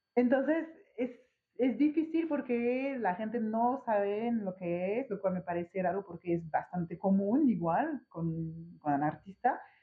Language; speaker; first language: Spanish; non-native, fluent; French